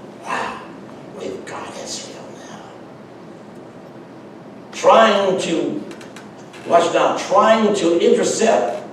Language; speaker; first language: English; native; English